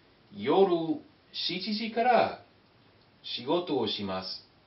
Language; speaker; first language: Japanese; non-native, learner; English